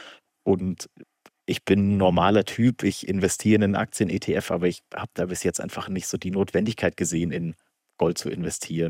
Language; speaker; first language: German; native; German